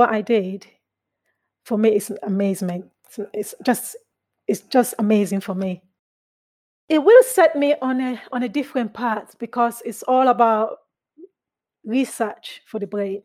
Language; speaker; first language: English; non-native, local second language; Krio